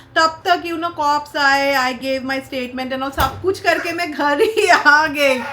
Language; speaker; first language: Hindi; non-native, local second language; Bangla